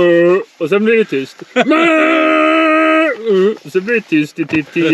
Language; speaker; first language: Swedish; native; Swedish